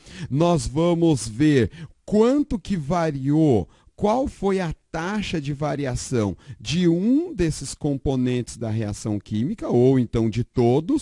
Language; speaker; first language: Portuguese; native; Portuguese